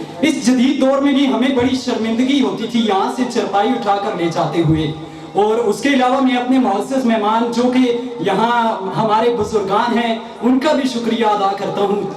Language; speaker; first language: Urdu; non-native, local second language; Northern Hindko